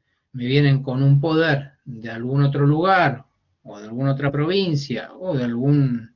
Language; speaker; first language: Spanish; native; Spanish